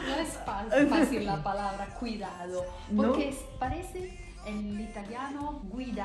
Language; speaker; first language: Spanish; non-native, fluent; Italian